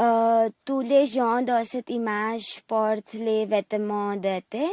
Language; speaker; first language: French; non-native, learner; English